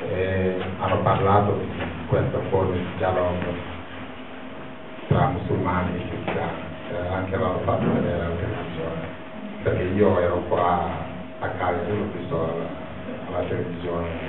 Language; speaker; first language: Italian; non-native, fluent; Wolof